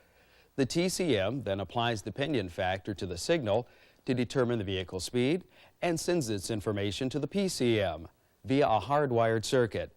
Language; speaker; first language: English; native; English